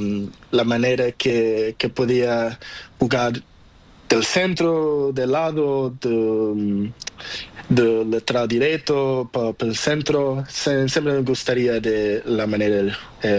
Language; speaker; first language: Spanish; non-native, learner; Portuguese